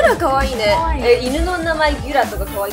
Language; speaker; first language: Japanese; native; Japanese